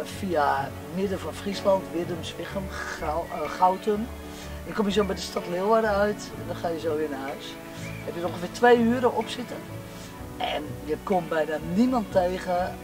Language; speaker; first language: Dutch; non-native, local second language; Western Frisian